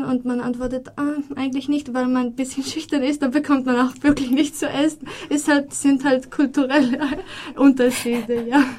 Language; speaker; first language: German; non-native, fluent; Greek